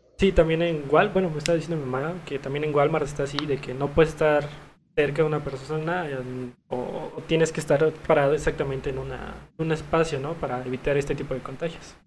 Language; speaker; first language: Spanish; native; Spanish